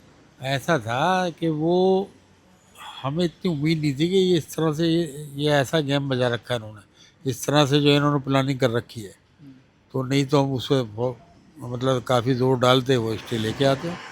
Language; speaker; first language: Hindi; native; Hindi